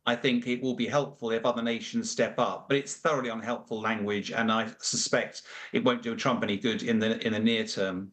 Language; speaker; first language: English; native; English